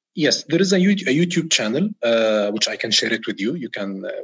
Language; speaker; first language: English; non-native, fluent; Arabic